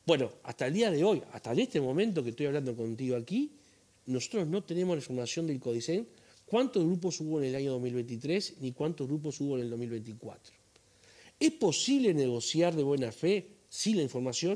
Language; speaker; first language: Spanish; native; Spanish